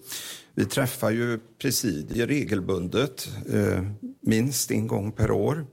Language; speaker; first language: Swedish; native; Swedish